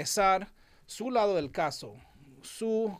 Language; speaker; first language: Spanish; non-native, fluent; English